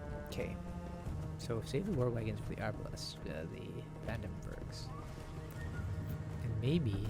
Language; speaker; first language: English; native; English